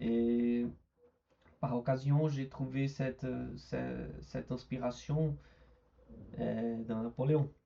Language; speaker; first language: French; non-native, learner; Portuguese